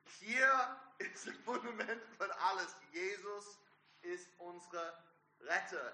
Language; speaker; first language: German; non-native, learner; English